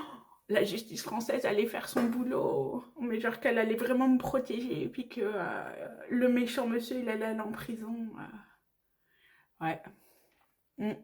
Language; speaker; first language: French; native; French